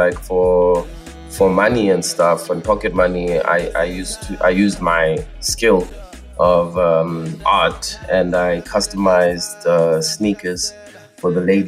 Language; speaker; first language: English; non-native, local second language; Xhosa